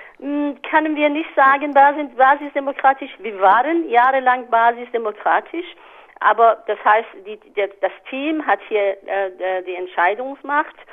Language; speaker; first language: German; non-native, fluent; Persian